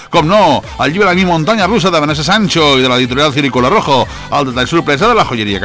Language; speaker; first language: Catalan; native; Catalan